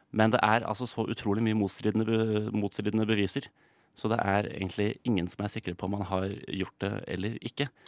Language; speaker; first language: Norwegian; native; Norwegian